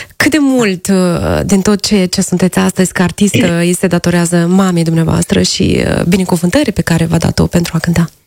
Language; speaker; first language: Romanian; native; Romanian